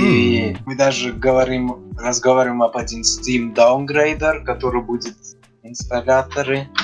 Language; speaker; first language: Russian; early bilingual, heritage; Russian